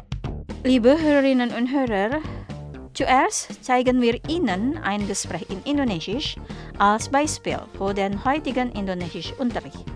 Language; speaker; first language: German; non-native, fluent; Indonesian